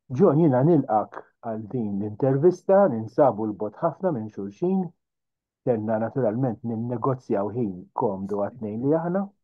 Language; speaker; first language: Maltese; native; Maltese